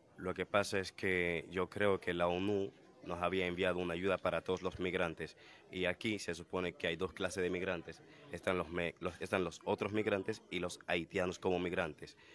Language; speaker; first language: Spanish; non-native, fluent; Haitian Creole